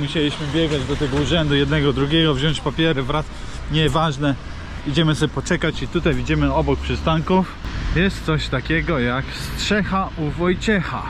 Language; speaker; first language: Polish; non-native, fluent; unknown